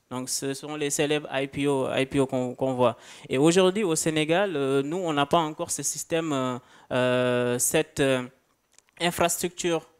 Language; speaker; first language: French; non-native, local second language; Wolof